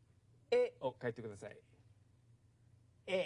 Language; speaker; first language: Japanese; non-native, fluent; English